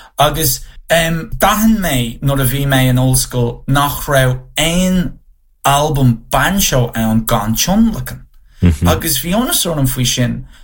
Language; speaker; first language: Irish; non-native, local second language; English